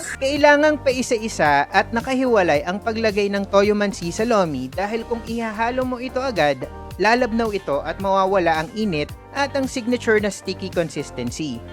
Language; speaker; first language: Filipino; native; Filipino